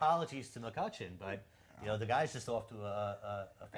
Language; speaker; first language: English; native; English